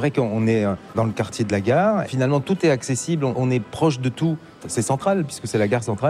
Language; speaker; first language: French; native; French